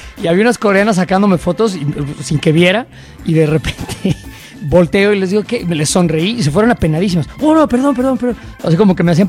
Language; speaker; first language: Spanish; native; Spanish